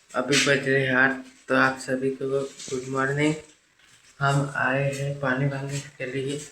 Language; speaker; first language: Hindi; non-native, local second language; Gujarati